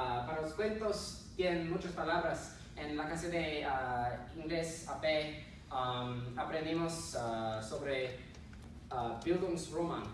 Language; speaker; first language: Spanish; non-native, learner; English